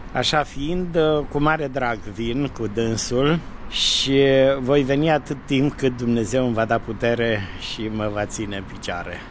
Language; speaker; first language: Romanian; native; Romanian